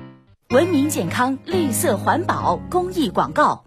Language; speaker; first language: Chinese; native; Chinese